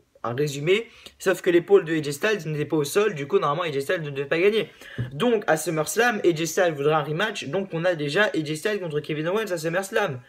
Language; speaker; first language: French; native; French